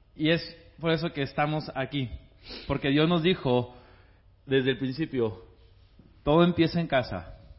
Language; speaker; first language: Spanish; native; Spanish